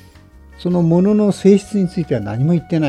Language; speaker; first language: Japanese; native; Japanese